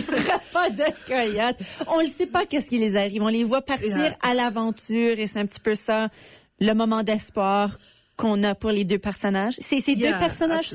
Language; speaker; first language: French; native; French